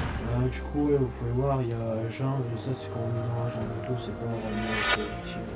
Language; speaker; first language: French; native; French